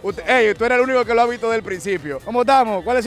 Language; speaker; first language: Spanish; native; Spanish